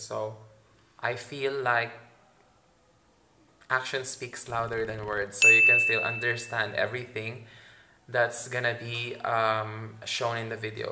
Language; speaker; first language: English; non-native, local second language; Filipino